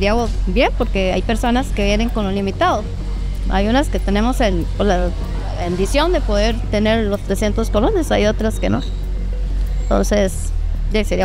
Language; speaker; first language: Spanish; native; Spanish